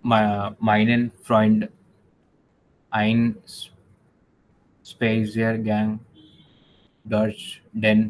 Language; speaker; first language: German; non-native, learner; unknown